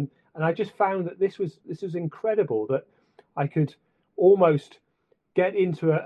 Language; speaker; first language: English; native; English